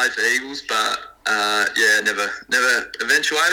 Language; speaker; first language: English; native; English